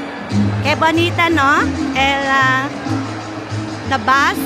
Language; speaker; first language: Spanish; non-native, learner; Filipino